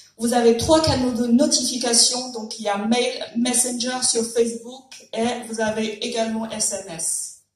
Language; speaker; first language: French; non-native, fluent; Chinese